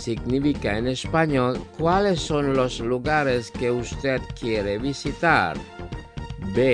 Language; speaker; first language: Spanish; non-native, fluent; Indonesian